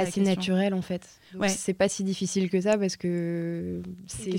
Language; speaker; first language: French; native; French